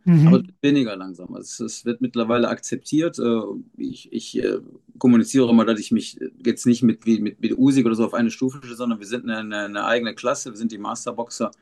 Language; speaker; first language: German; native; German